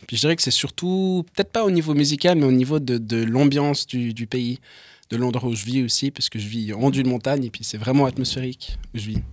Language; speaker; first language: French; early bilingual, other home language; English